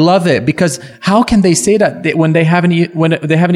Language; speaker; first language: English; non-native, fluent; French